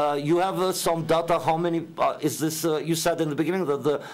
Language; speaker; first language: English; non-native, fluent; Albanian